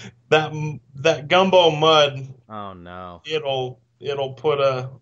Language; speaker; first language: English; native; English